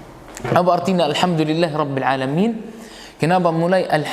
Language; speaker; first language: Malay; non-native, fluent; Arabic